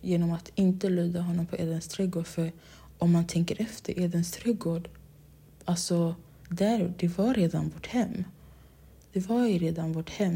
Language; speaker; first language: Swedish; non-native, local second language; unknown